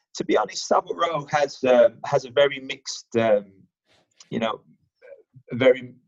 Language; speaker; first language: English; native; English